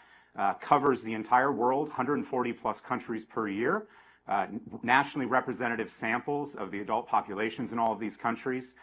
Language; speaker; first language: English; native; English